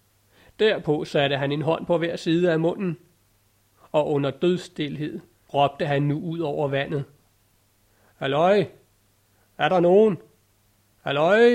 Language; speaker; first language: Danish; native; Danish